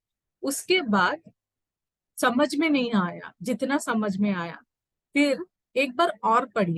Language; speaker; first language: Hindi; native; Hindi